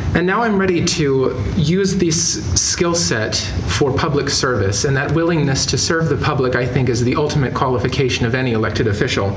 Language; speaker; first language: English; native; English